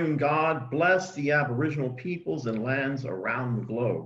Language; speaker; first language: English; native; English